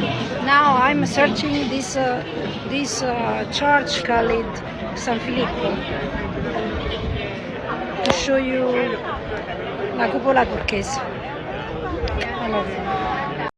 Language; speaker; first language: English; non-native, learner; Italian